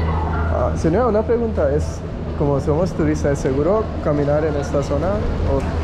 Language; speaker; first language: Spanish; non-native, learner; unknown